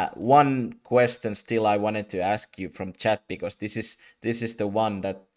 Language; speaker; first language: English; non-native, fluent; Finnish